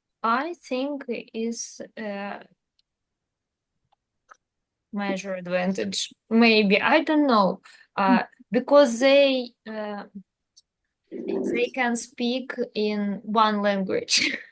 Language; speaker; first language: English; non-native, learner; Russian